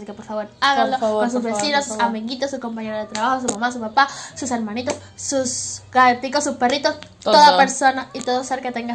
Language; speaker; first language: Spanish; native; Spanish